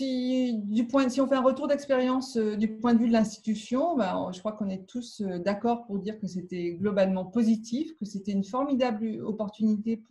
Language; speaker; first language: French; native; French